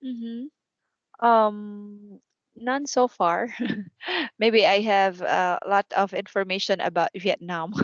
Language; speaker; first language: English; non-native, fluent; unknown